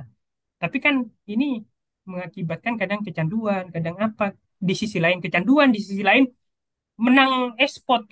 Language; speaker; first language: Indonesian; native; Indonesian